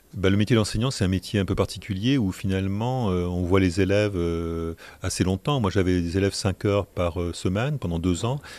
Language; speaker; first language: French; native; French